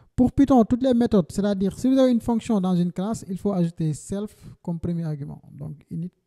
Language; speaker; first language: French; non-native, local second language; Wolof